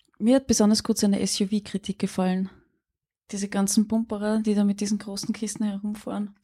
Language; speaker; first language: German; native; German